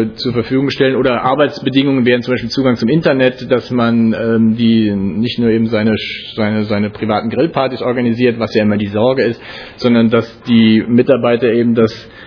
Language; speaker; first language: German; native; German